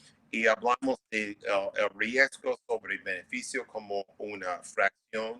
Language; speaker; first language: Spanish; non-native, fluent; English